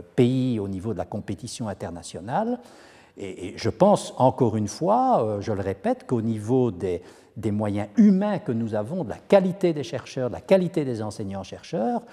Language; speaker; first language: French; native; French